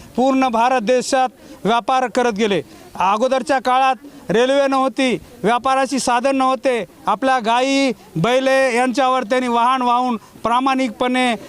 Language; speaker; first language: Marathi; non-native, local second language; Lambadi